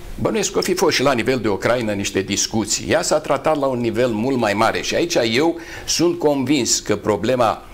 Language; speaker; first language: Romanian; native; Romanian